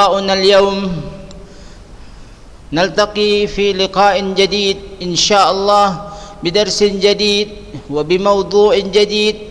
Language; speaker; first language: Arabic; non-native, fluent; Indonesian